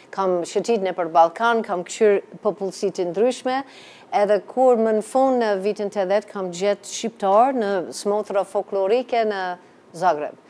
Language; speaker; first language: Albanian; non-native, fluent; English